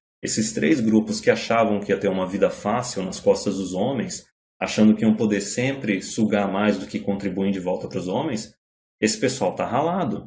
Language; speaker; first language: Portuguese; native; Portuguese